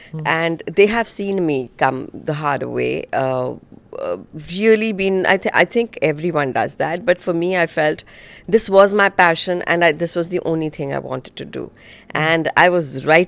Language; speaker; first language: English; non-native, local second language; Punjabi